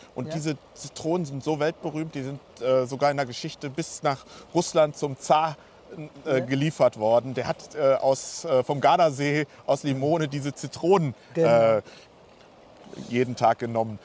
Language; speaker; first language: German; native; German